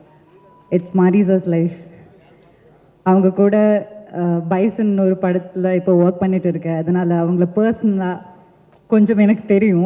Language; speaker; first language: Tamil; non-native, fluent; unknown